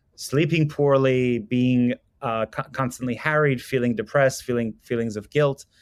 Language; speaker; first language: English; non-native, fluent; Persian